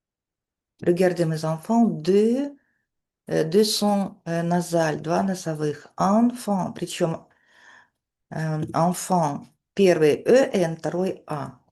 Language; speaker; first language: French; non-native, fluent; Russian